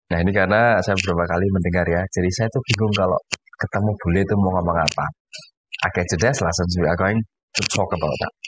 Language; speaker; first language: Indonesian; native; Indonesian